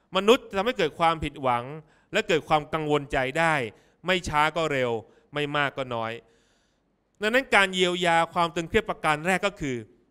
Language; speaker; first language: Thai; native; Thai